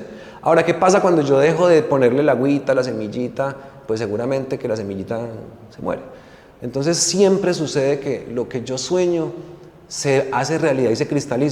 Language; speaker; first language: Spanish; native; Spanish